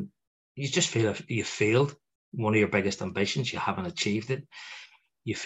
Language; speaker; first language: English; native; English